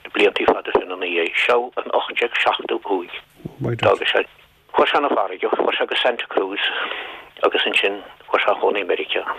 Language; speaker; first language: Irish; native; Irish